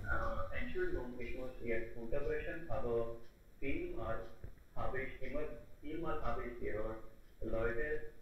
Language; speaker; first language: German; non-native, learner; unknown